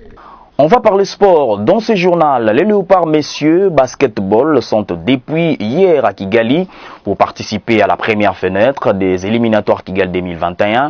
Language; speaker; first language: French; native; French